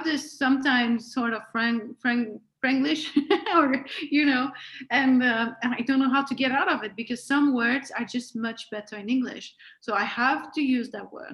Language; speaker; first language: English; non-native, fluent; French